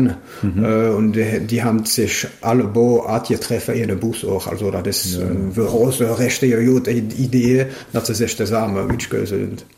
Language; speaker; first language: German; non-native, local second language; French